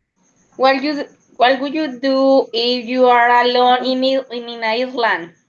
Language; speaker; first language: English; non-native, learner; Spanish